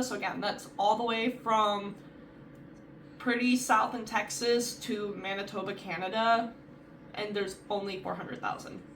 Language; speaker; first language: English; native; English